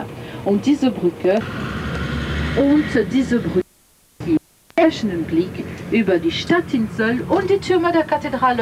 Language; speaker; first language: German; non-native, fluent; French